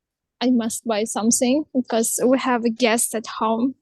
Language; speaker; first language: English; non-native, fluent; Uzbek